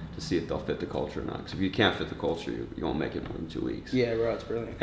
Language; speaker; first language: English; native; English